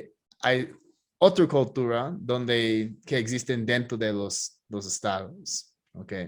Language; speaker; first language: Spanish; non-native, fluent; English